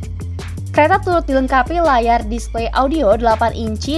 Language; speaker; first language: Indonesian; native; Indonesian